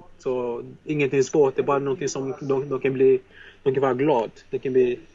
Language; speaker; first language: Swedish; non-native, fluent; Portuguese